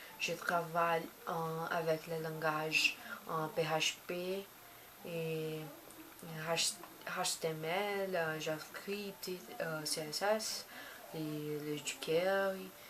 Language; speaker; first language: French; non-native, learner; Portuguese